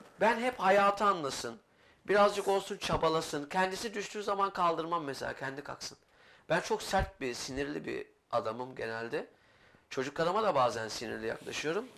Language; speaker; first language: Turkish; native; Turkish